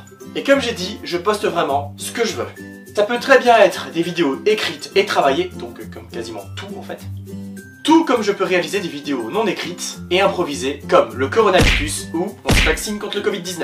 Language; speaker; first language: French; native; French